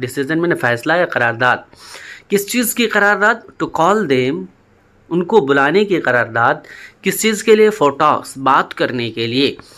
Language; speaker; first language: Urdu; native; Urdu